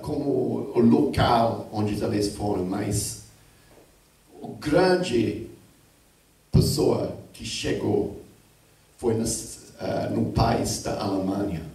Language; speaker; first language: Portuguese; non-native, fluent; English